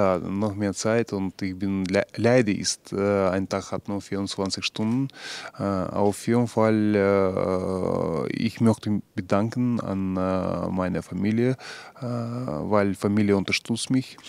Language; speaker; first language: German; non-native, fluent; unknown